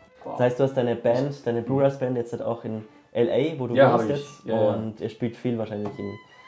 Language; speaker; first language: German; native; German